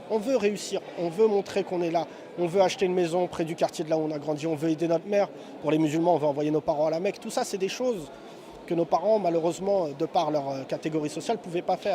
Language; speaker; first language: French; native; French